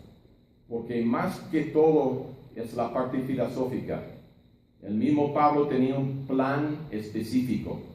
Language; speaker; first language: Spanish; non-native, fluent; English